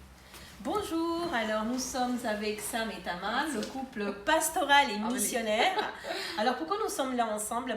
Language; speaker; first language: French; native; French